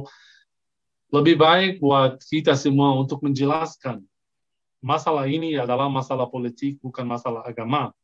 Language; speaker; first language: Indonesian; non-native, fluent; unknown